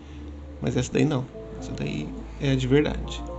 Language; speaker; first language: Portuguese; native; Portuguese